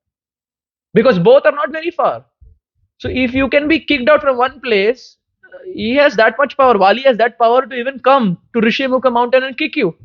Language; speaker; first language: English; non-native, local second language; Hindi